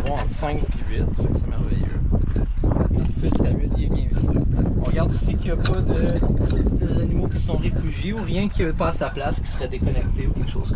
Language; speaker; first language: French; native; French